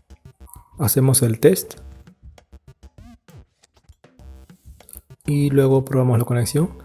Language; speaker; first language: Spanish; native; Spanish